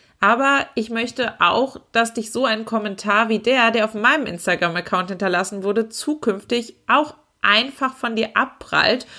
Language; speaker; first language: German; native; German